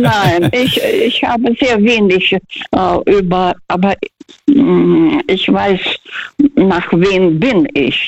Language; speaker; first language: German; non-native, learner; Russian